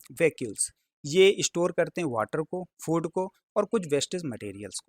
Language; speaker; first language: Hindi; native; Hindi